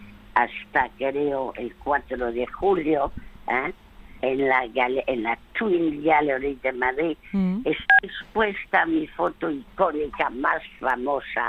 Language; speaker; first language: Spanish; early bilingual, other home language; French